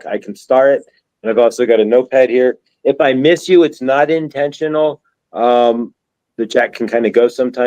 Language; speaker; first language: English; native; English